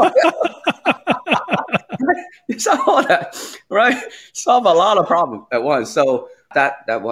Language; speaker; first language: English; non-native, local second language; Cantonese